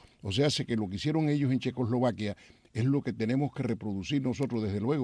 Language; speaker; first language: Spanish; native; Spanish